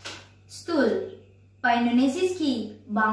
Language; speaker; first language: Russian; non-native, learner; Indonesian